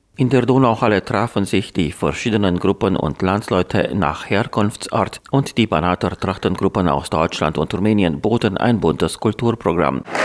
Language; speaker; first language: German; native; German